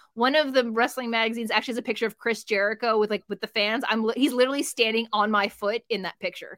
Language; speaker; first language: English; native; English